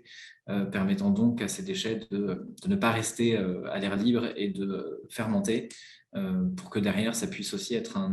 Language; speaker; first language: French; native; French